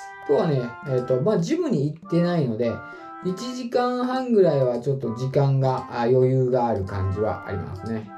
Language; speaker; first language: Japanese; native; Japanese